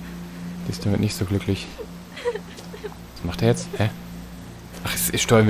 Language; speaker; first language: German; native; German